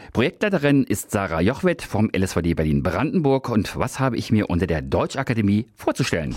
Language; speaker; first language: German; native; German